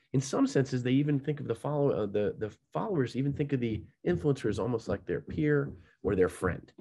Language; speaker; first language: English; native; English